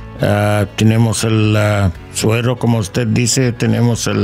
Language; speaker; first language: Spanish; non-native, learner; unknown